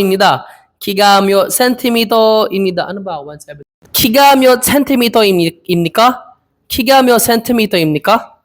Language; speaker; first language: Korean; non-native, learner; Filipino